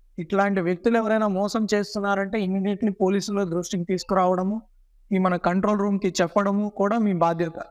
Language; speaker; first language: Telugu; native; Telugu